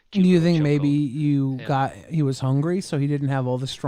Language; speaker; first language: English; native; English